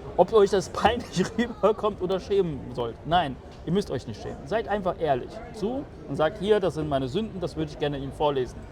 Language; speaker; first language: German; early bilingual, other home language; Polish